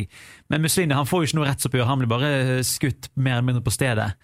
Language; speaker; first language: Norwegian; native; Norwegian